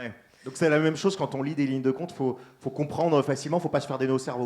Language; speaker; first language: French; native; French